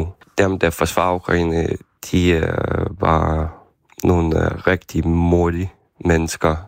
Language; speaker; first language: Danish; non-native, fluent; Ukrainian